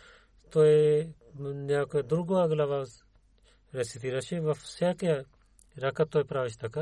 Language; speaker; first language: Bulgarian; non-native, learner; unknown